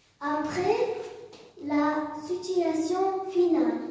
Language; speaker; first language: French; non-native, learner; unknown